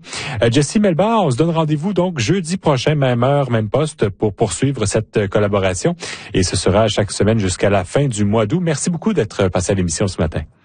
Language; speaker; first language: French; native; French